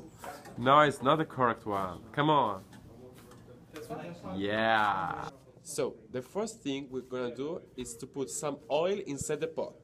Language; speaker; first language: English; non-native, learner; Italian